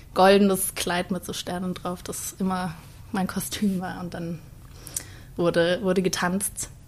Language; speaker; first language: German; native; German